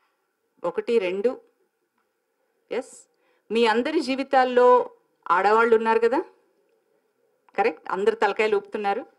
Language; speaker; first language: Telugu; native; Telugu